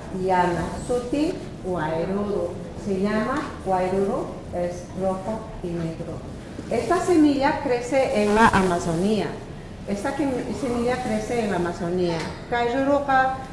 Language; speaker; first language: Spanish; non-native, local second language; Quechua